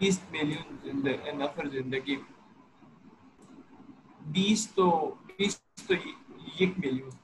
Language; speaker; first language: Persian; non-native, learner; Urdu